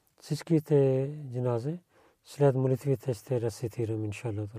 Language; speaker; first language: Bulgarian; non-native, learner; Urdu